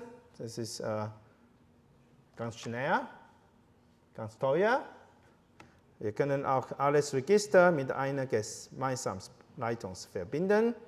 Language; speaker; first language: German; non-native, learner; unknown